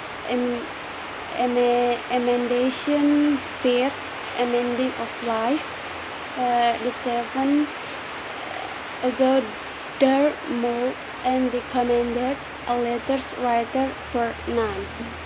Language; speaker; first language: English; non-native, learner; Indonesian